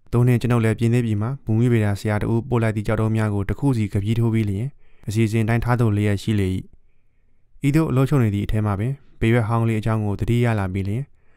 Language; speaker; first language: Burmese; native; Burmese